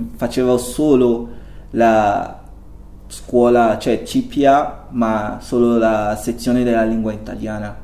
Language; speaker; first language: Italian; non-native, fluent; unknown